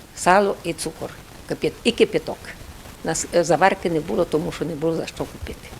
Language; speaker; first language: Ukrainian; non-native, local second language; Rusyn